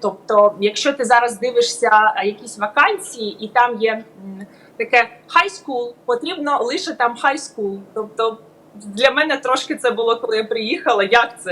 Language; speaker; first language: Ukrainian; native; Ukrainian